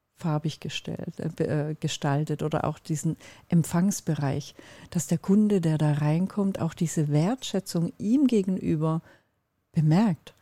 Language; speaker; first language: German; non-native, fluent; Turkish